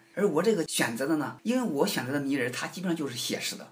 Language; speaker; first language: Chinese; native; Chinese